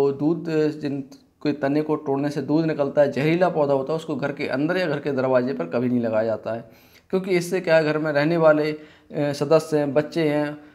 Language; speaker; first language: Hindi; native; Hindi